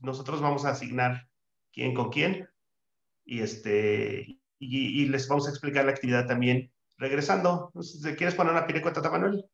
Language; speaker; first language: Spanish; native; Spanish